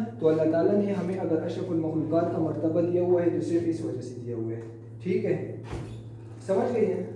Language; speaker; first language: Urdu; non-native, local second language; Pashto